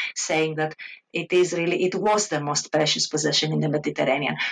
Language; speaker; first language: English; non-native, fluent; Greek